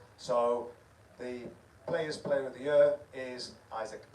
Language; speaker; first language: English; native; English